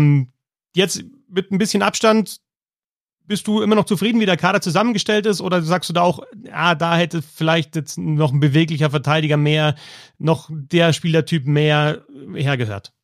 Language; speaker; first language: German; native; German